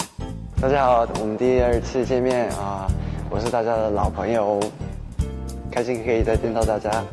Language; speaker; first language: Chinese; early bilingual, heritage; English